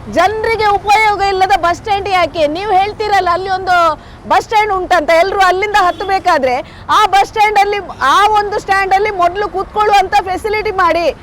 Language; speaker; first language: Kannada; native; Kannada